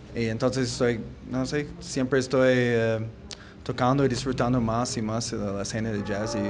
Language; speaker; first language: Spanish; non-native, learner; English